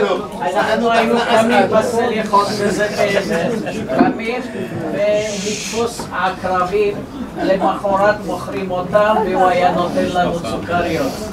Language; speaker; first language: Hebrew; non-native, fluent; French